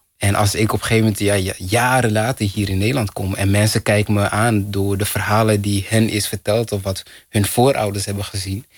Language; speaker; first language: Dutch; non-native, fluent; Kinyarwanda